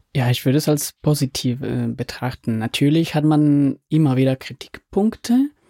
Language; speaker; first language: German; non-native, fluent; Spanish